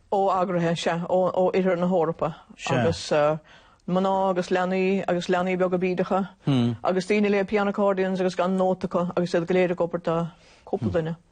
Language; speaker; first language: Irish; native; Irish